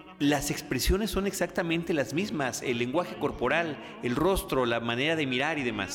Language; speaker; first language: Spanish; native; Spanish